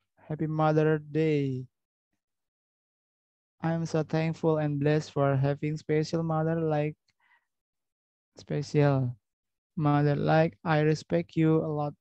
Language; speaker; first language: English; non-native, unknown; Indonesian